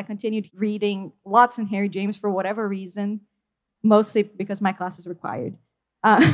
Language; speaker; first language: English; non-native, fluent; Portuguese